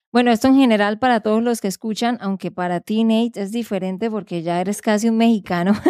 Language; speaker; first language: Spanish; native; Spanish